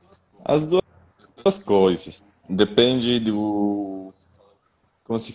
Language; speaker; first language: Portuguese; non-native, fluent; Spanish